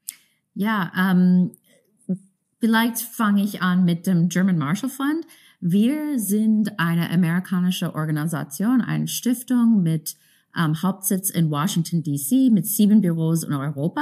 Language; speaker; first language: German; non-native, fluent; English